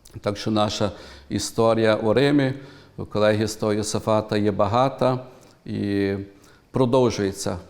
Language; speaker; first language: Ukrainian; early bilingual, heritage; Ukrainian